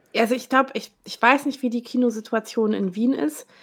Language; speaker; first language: German; native; German